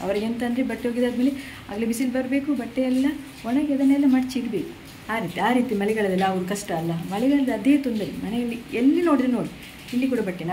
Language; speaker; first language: Kannada; non-native, local second language; Tulu